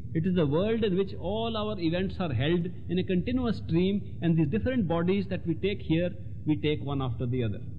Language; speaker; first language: English; non-native, local second language; Hindi